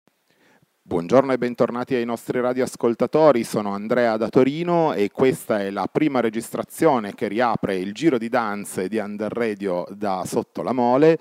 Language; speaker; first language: Italian; native; Italian